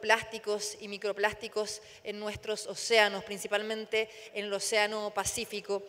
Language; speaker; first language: Spanish; native; Spanish